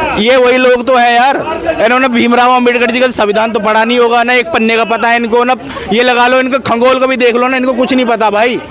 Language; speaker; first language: Hindi; native; Hindi